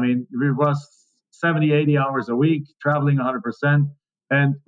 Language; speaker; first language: English; non-native, fluent; German